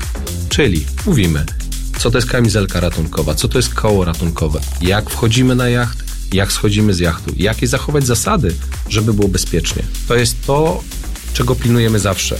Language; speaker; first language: Polish; native; Polish